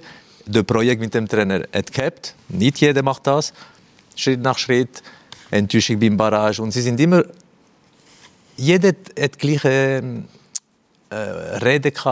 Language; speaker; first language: German; non-native, fluent; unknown